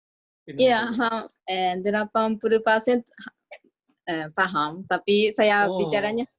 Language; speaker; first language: Indonesian; non-native, learner; Japanese